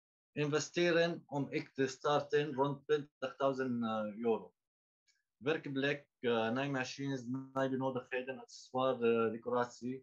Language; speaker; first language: Dutch; non-native, learner; Arabic